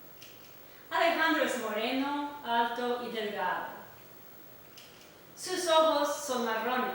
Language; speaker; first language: Spanish; non-native, fluent; English